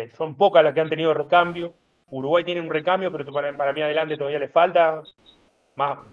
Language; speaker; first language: Spanish; native; Spanish